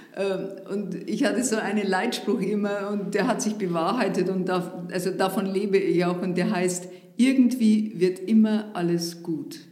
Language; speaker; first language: German; native; German